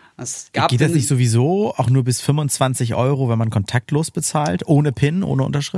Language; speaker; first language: German; native; German